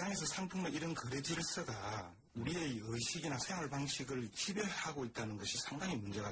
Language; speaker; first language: Korean; native; Korean